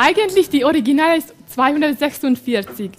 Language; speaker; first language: German; non-native, fluent; Hungarian